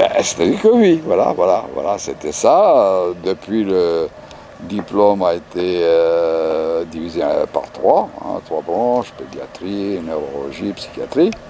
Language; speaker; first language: French; non-native, fluent; Bulgarian